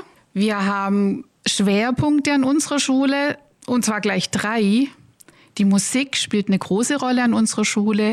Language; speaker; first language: German; native; German